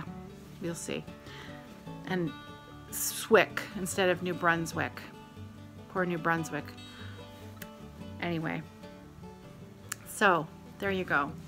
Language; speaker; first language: English; native; English